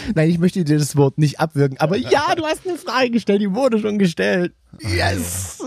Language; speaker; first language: German; native; German